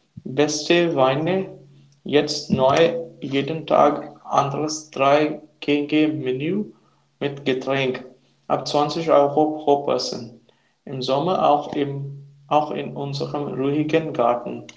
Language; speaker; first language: German; non-native, learner; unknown